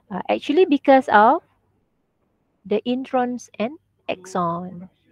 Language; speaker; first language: English; non-native, local second language; Malay